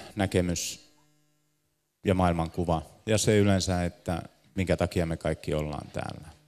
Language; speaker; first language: Finnish; native; Finnish